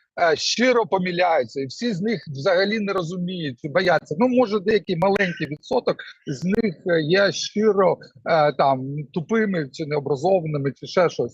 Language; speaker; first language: Ukrainian; non-native, local second language; Russian